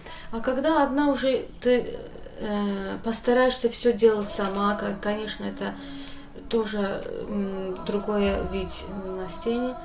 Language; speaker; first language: Russian; non-native, learner; Azerbaijani